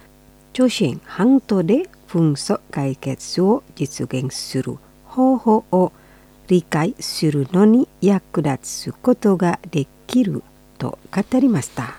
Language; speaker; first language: Japanese; non-native, fluent; Indonesian